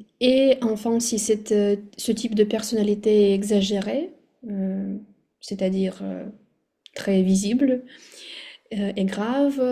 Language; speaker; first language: French; non-native, fluent; Russian